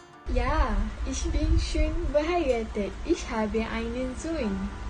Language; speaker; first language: German; non-native, learner; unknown